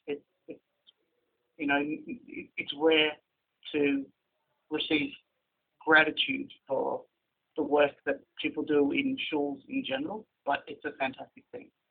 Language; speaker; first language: English; native; English